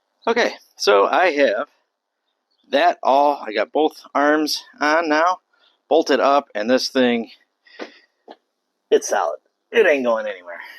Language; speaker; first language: English; native; English